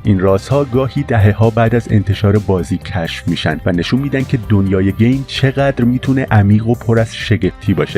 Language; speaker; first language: Persian; native; Persian